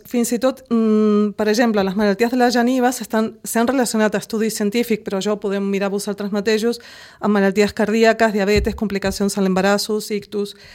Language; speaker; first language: Catalan; non-native, local second language; Spanish